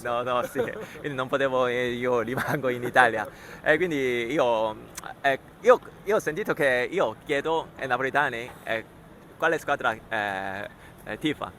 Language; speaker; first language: Italian; non-native, learner; Korean